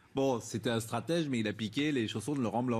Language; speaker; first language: French; native; French